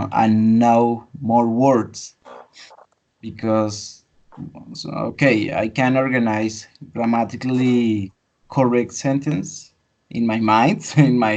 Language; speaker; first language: English; non-native, fluent; Spanish